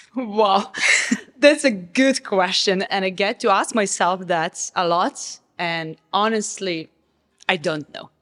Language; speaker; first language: English; non-native, fluent; Serbian